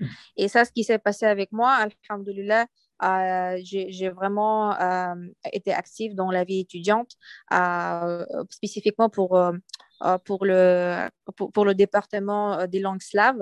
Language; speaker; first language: French; non-native, fluent; Uyghur